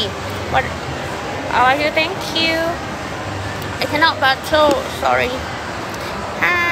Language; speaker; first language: English; non-native, learner; Thai